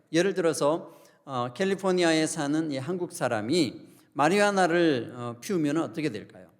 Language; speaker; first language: Korean; native; Korean